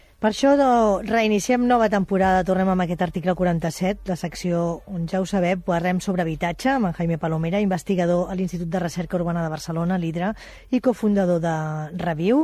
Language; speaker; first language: Catalan; native; Catalan